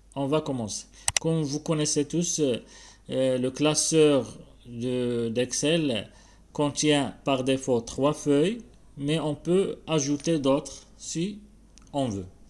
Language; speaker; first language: French; non-native, local second language; Arabic